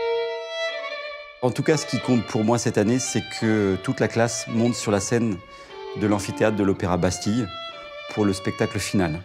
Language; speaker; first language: French; native; French